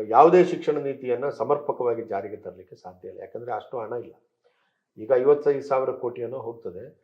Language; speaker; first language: Kannada; native; Kannada